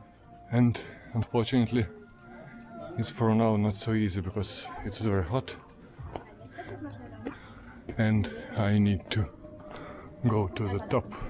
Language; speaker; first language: English; non-native, fluent; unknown